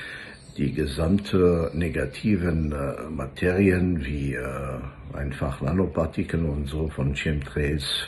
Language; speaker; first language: German; non-native, fluent; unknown